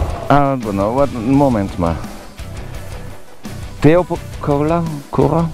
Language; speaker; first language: English; non-native, learner; German